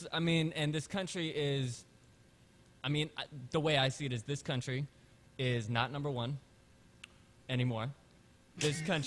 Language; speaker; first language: English; early bilingual, other home language; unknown